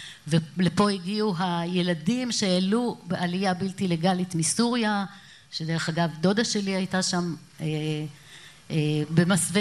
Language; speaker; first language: Hebrew; native; Hebrew